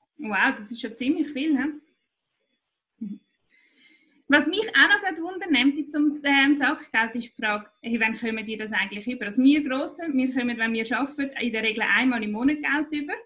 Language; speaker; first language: German; native; German